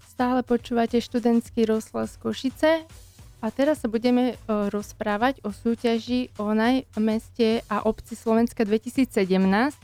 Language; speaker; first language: Slovak; native; Slovak